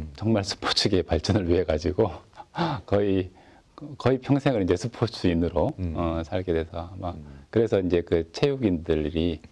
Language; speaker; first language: Korean; native; Korean